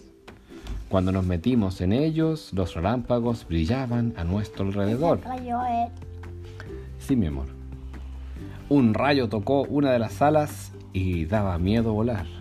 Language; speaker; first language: Spanish; native; Spanish